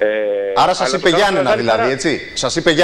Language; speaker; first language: Greek; native; Greek